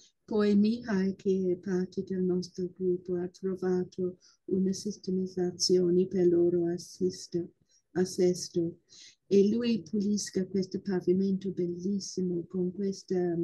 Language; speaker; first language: Italian; non-native, fluent; English